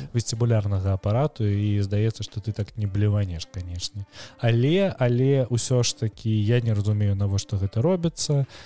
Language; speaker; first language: Belarusian; non-native, local second language; Russian